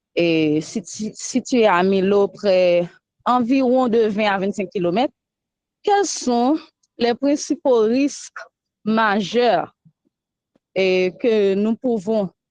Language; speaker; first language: French; non-native, local second language; Haitian Creole